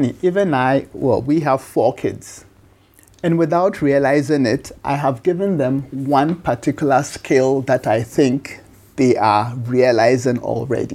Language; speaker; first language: English; non-native, local second language; Akan